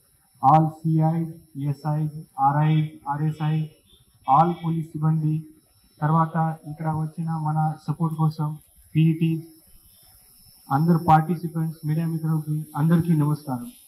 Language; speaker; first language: Telugu; non-native, fluent; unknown